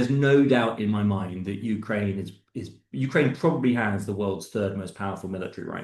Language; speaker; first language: English; native; English